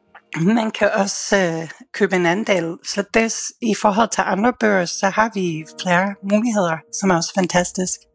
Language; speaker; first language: Danish; non-native, fluent; English